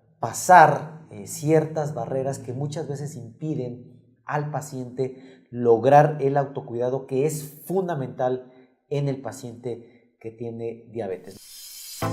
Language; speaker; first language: Spanish; native; Spanish